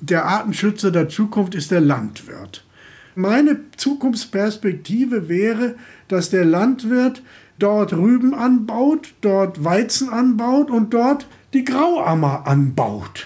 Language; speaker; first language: German; native; German